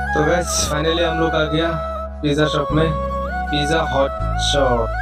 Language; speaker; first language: Hindi; non-native, local second language; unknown